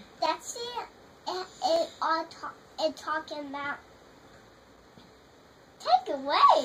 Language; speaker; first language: English; native; English